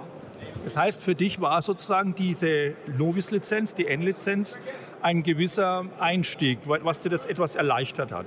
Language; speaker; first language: German; native; German